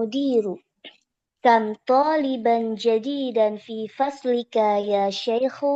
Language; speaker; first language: Arabic; non-native, learner; Indonesian